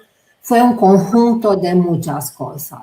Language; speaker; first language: Spanish; non-native, fluent; Romanian